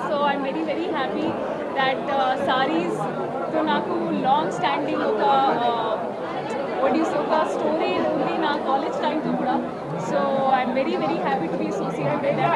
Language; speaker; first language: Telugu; non-native, local second language; Hindi